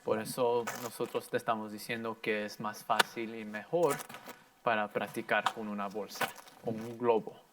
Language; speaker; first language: Spanish; early bilingual, heritage; Spanish